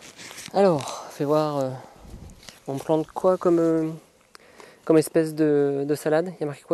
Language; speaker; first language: French; native; French